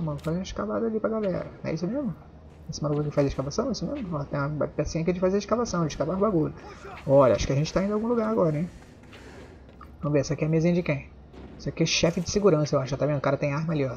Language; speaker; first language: Portuguese; native; Portuguese